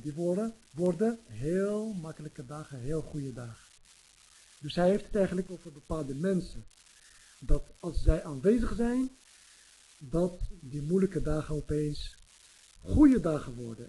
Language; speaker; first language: Dutch; non-native, fluent; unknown